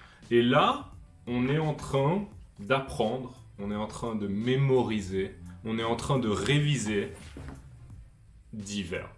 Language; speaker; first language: French; native; French